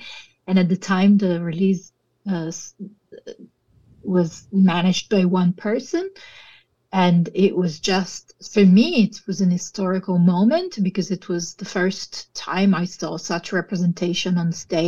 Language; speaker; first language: English; non-native, fluent; Italian